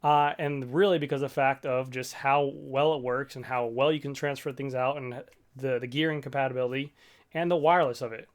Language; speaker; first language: English; native; English